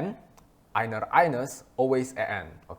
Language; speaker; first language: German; non-native, fluent; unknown